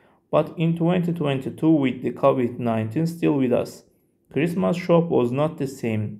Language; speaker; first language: English; non-native, fluent; Azerbaijani